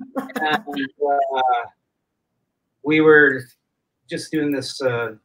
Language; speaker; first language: English; native; English